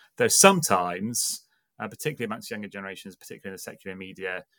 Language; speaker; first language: English; native; English